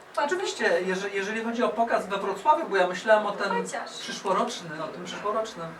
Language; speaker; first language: Polish; native; Polish